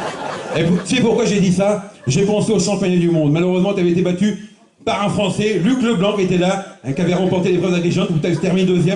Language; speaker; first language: French; native; French